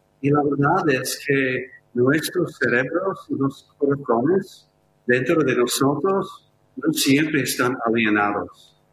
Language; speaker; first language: Spanish; non-native, fluent; English